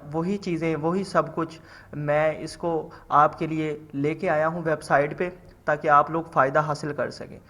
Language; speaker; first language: Urdu; non-native, local second language; Punjabi